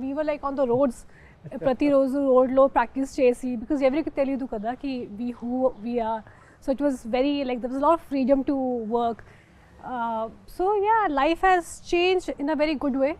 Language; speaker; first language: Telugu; non-native, local second language; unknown